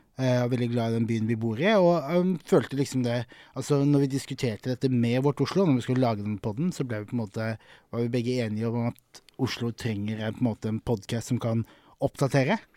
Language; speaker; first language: Norwegian; native; Norwegian